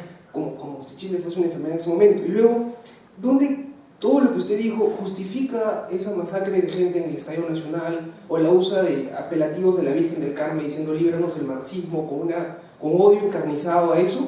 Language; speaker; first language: Spanish; native; Spanish